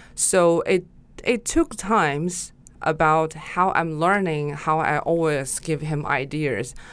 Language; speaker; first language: English; non-native, fluent; Chinese